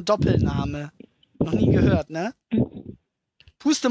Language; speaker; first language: German; native; German